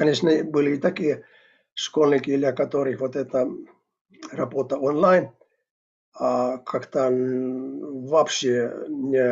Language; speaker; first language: Russian; non-native, fluent; Finnish